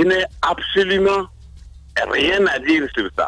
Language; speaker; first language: French; non-native, local second language; Mandingo